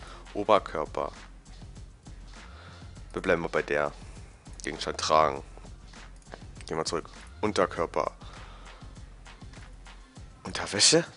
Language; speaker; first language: German; native; German